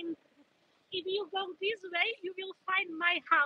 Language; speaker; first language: English; non-native, learner; German